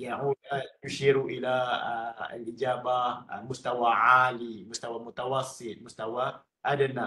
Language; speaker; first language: Arabic; non-native, fluent; Malay